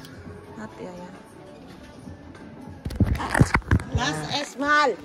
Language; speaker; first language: German; non-native, learner; Filipino